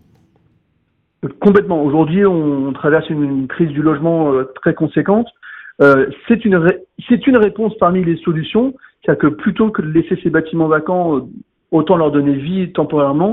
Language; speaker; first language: French; native; French